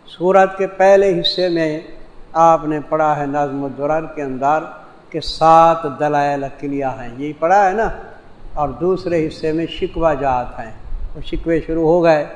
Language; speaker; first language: Urdu; non-native, local second language; Saraiki